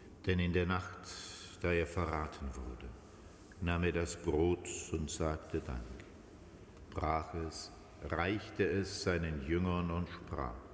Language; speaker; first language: German; native; German